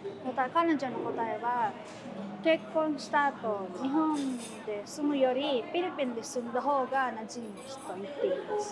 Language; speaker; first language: Japanese; non-native, fluent; Filipino